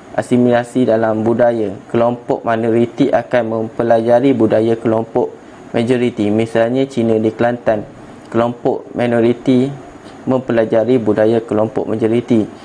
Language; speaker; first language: Malay; native; Malay